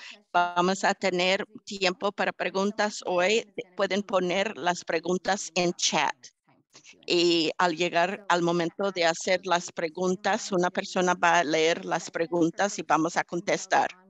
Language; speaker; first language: Spanish; early bilingual, heritage; English